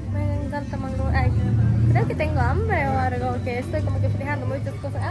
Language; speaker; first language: Spanish; non-native, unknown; Japanese